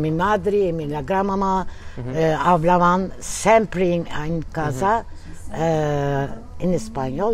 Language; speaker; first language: Spanish; early bilingual, heritage; Turkish